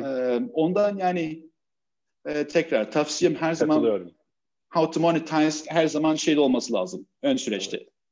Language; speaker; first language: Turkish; early bilingual, heritage; Turkish